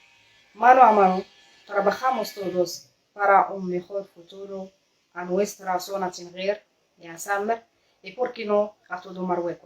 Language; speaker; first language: Spanish; non-native, learner; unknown